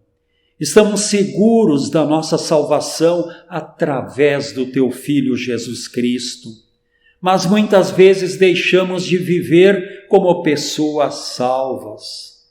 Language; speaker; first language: Portuguese; native; Portuguese